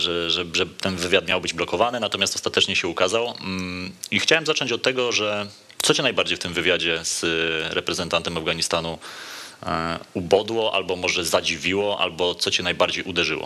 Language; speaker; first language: Polish; native; Polish